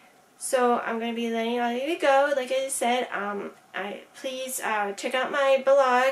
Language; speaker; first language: English; native; English